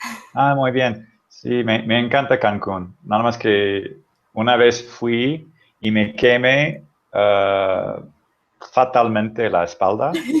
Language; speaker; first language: Spanish; non-native, fluent; English